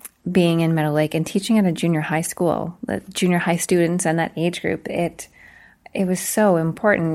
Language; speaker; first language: English; native; English